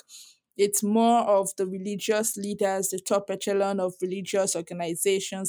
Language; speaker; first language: English; non-native, local second language; Yoruba